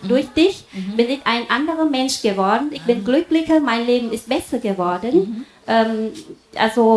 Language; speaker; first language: German; non-native, fluent; Vietnamese